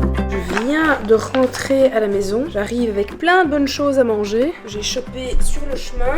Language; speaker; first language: French; native; French